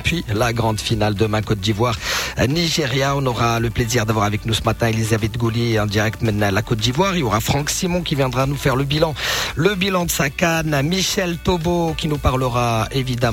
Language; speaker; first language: French; non-native, local second language; Arabic